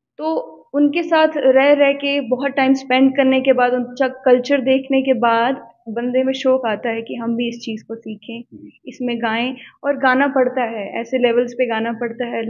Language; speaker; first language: Hindi; non-native, local second language; Punjabi